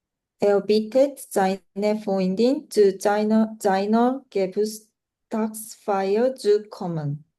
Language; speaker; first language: German; non-native, learner; Korean